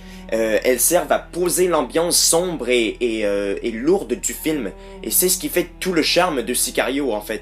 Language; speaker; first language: French; native; French